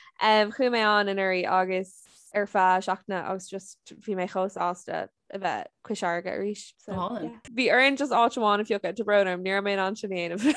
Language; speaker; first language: Irish; non-native, local second language; English